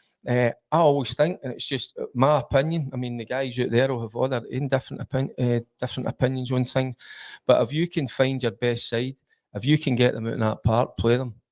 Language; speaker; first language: English; native; English